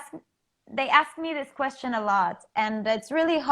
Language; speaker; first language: English; non-native, fluent; Spanish